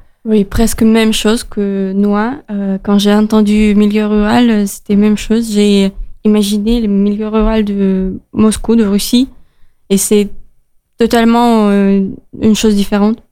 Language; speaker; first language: French; non-native, learner; Russian